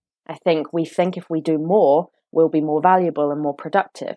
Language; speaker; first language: English; native; English